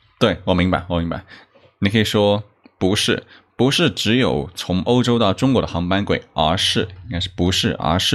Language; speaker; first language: Chinese; non-native, learner; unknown